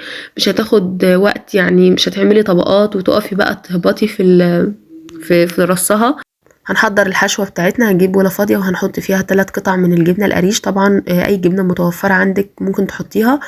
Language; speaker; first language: Arabic; native; Arabic